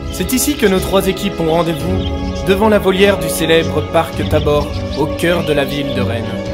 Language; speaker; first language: French; native; French